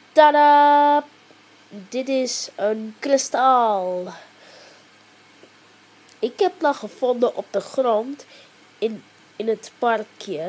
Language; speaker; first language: Dutch; early bilingual, heritage; Dutch